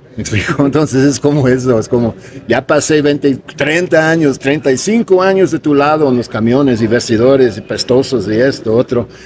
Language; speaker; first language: Spanish; non-native, fluent; English